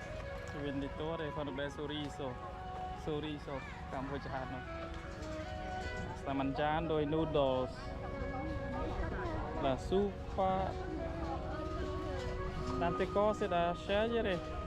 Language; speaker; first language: Italian; non-native, fluent; Vietnamese